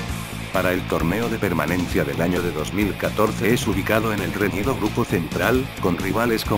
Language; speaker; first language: Spanish; native; Spanish